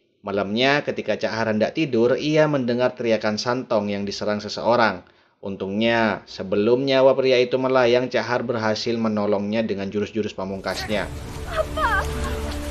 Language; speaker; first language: Indonesian; native; Indonesian